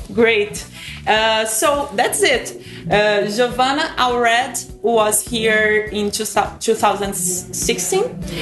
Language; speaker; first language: English; non-native, learner; Portuguese